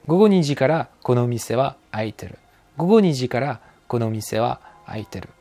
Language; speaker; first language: Japanese; non-native, learner; French